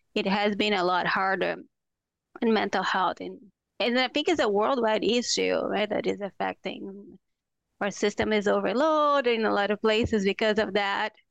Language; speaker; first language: English; non-native, fluent; Portuguese